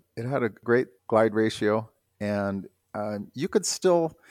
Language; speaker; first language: English; native; English